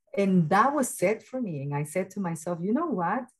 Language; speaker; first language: English; early bilingual, other home language; Spanish